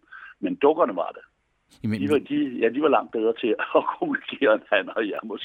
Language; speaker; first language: Danish; native; Danish